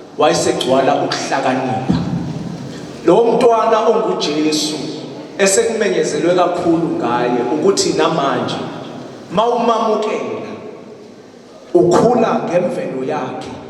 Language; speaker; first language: Zulu; native; Zulu